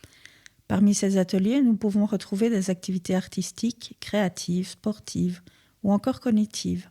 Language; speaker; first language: French; native; French